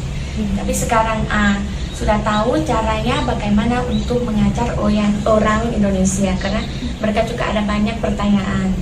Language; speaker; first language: Indonesian; non-native, learner; Thai